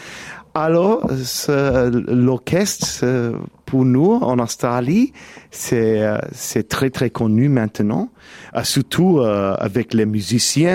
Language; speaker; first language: French; non-native, learner; English